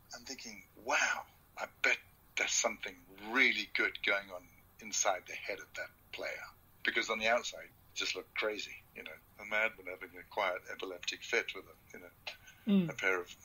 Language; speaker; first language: English; native; English